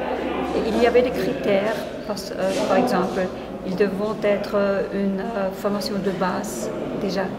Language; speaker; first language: French; non-native, fluent; Spanish